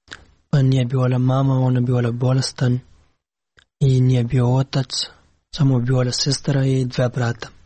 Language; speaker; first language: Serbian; non-native, learner; Pashto